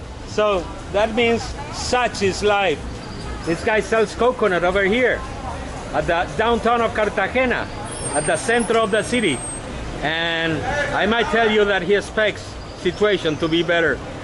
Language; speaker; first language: English; non-native, fluent; Spanish